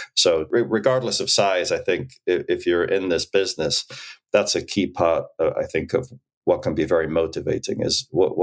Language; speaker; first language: English; native; English